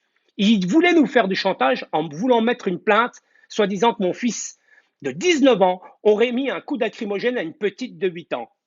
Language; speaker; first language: French; native; French